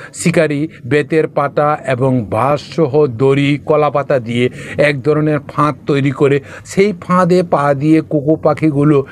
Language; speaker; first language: Bangla; non-native, local second language; Kok Borok